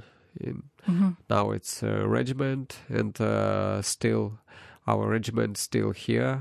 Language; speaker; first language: English; non-native, learner; Ukrainian